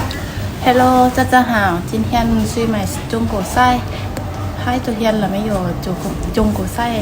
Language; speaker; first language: Chinese; non-native, learner; Lao